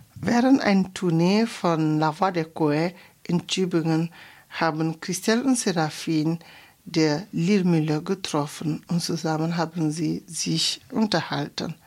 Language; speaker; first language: German; non-native, fluent; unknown